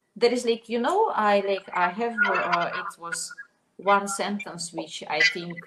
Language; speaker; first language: English; non-native, fluent; Russian